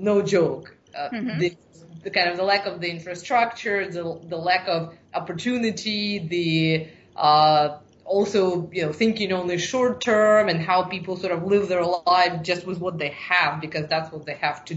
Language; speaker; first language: English; non-native, fluent; Ukrainian